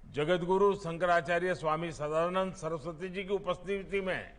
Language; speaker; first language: Hindi; non-native, local second language; Gujarati